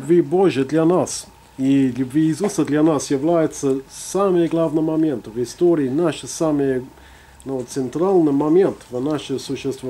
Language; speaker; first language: Russian; non-native, fluent; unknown